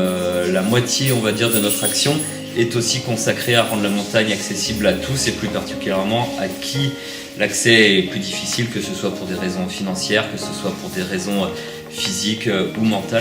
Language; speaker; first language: French; native; French